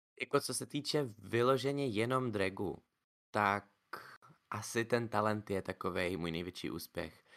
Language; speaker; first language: Czech; native; Czech